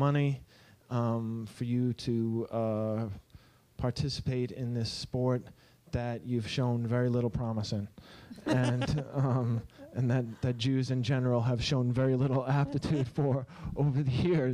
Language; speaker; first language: English; native; English